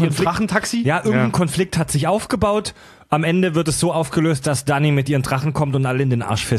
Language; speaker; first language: German; native; German